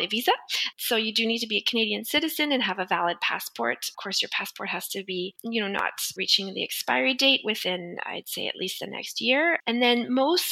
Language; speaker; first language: English; native; English